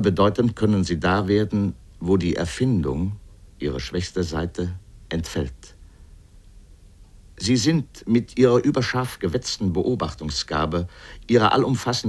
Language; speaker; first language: German; native; German